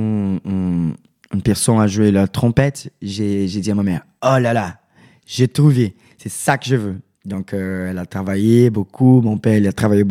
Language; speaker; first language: French; non-native, learner; Portuguese